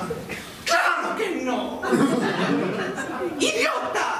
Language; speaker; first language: Spanish; non-native, learner; English